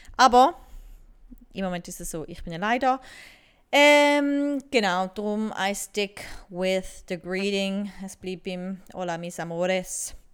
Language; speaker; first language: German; native; German